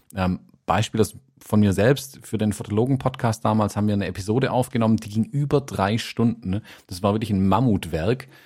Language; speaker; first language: German; non-native, fluent; English